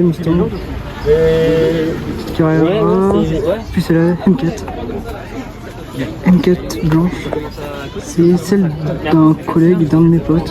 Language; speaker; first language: French; native; French